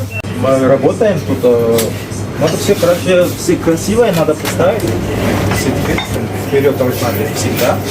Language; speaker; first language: Russian; non-native, learner; Uzbek